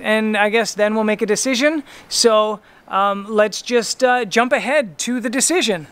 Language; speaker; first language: English; native; English